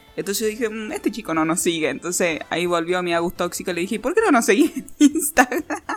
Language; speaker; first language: Spanish; native; Spanish